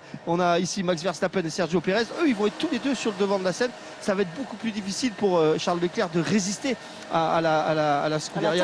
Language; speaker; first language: French; native; French